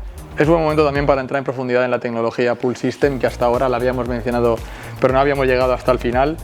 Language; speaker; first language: Spanish; native; Spanish